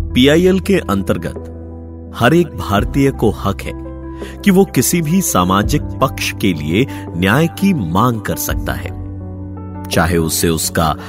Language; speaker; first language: Hindi; native; Hindi